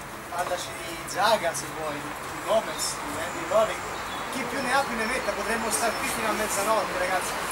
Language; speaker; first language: Italian; native; Italian